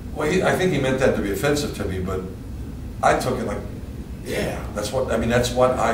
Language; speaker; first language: English; native; English